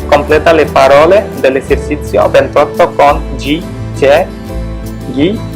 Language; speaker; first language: Italian; non-native, fluent; Bangla